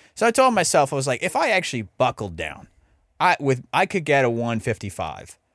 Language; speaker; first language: English; native; English